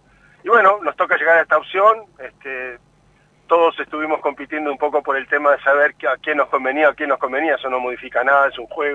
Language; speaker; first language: Spanish; native; Spanish